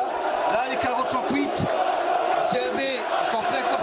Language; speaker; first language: French; non-native, local second language; Arabic